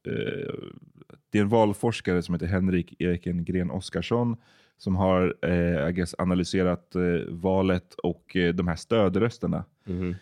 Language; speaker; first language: Swedish; native; Swedish